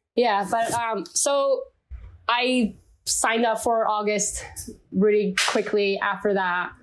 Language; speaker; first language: English; non-native, fluent; Chinese